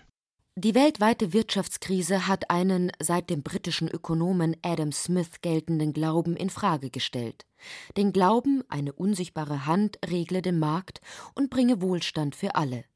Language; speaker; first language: German; native; German